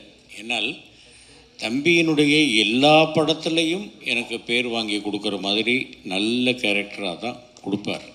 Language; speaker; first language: Tamil; native; Tamil